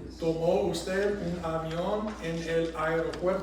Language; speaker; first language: Spanish; non-native, fluent; English